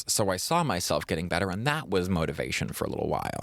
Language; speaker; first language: English; native; English